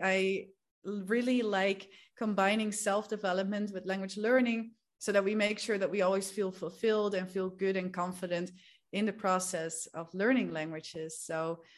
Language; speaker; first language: English; non-native, fluent; Dutch